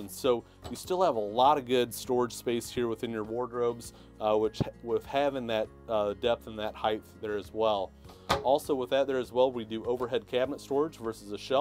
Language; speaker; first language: English; native; English